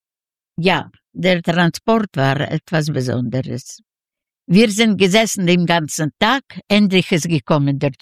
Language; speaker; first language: German; non-native, fluent; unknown